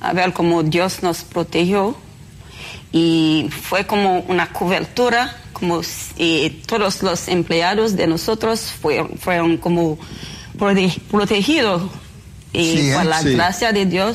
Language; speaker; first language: Spanish; non-native, fluent; Haitian Creole